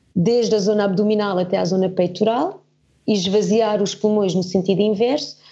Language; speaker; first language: Portuguese; early bilingual, heritage; German